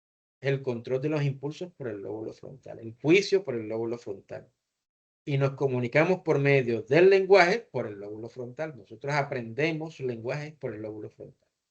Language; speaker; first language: Spanish; native; Spanish